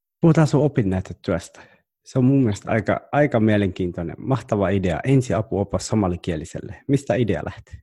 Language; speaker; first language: Finnish; early bilingual, other home language; Somali